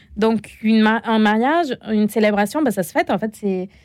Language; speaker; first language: French; non-native, fluent; Arabic